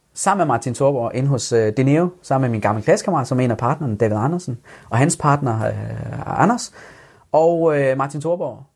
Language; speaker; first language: Danish; early bilingual, other home language; Persian